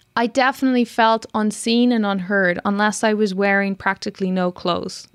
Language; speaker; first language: English; native; English